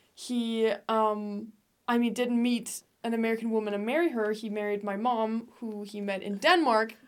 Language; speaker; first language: English; non-native, fluent; Danish